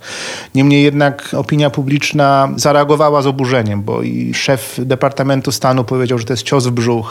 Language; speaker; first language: Polish; native; Polish